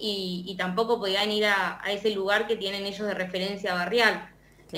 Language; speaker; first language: Spanish; native; Spanish